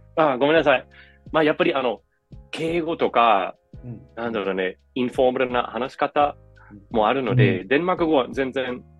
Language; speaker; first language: Japanese; non-native, fluent; Danish